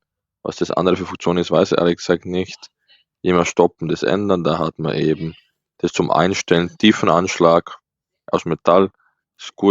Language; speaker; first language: German; native; German